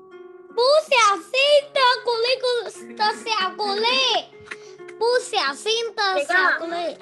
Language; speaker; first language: Chinese; non-native, learner; Vietnamese